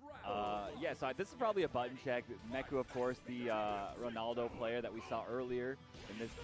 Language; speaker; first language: English; native; English